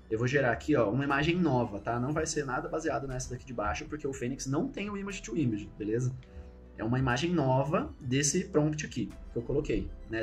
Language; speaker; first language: Portuguese; native; Portuguese